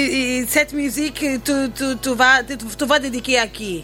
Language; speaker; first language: French; non-native, learner; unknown